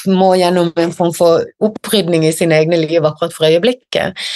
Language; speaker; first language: Norwegian; native; Norwegian